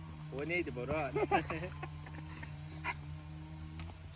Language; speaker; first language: Turkish; native; Turkish